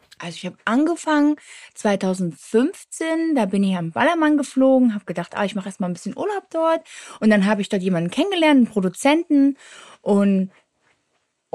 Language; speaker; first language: German; native; German